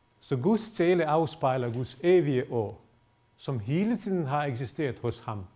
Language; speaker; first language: Danish; non-native, fluent; Bosnian